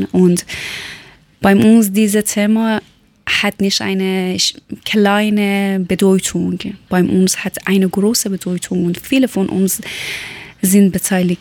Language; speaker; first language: German; non-native, learner; Persian